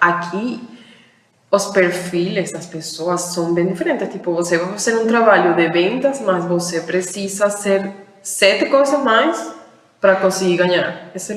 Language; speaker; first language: Portuguese; non-native, fluent; Spanish